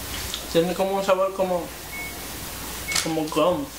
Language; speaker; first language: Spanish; early bilingual, heritage; Spanish